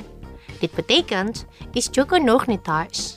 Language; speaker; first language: Dutch; non-native, learner; Indonesian